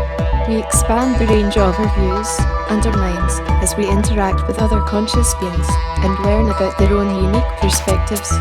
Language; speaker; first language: English; native; English